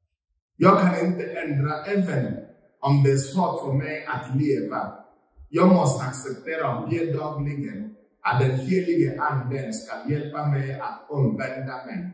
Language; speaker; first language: Swedish; non-native, fluent; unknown